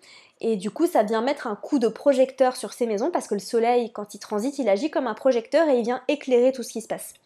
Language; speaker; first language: French; native; French